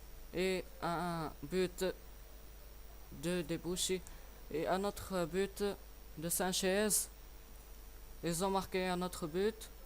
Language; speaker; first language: French; non-native, learner; English